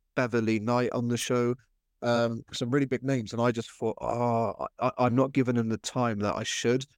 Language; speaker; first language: English; native; English